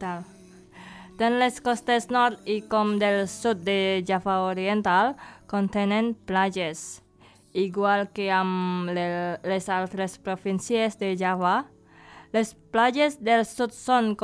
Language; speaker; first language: Catalan; non-native, fluent; Indonesian